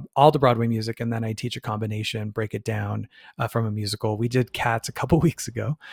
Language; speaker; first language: English; native; English